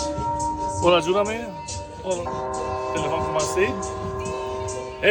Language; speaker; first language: Spanish; non-native, learner; Albanian